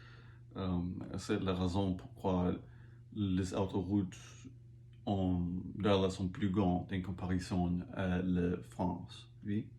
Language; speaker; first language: French; non-native, learner; English